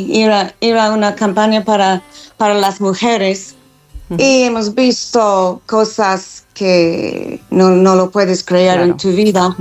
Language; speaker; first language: Spanish; non-native, fluent; English